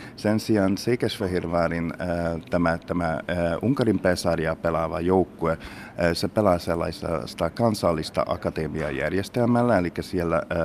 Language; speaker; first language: Finnish; non-native, fluent; Hungarian